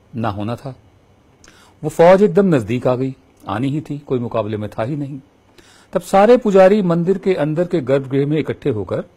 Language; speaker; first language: Hindi; native; Hindi